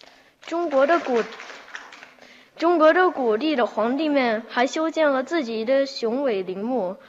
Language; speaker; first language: Chinese; early bilingual, heritage; Chinese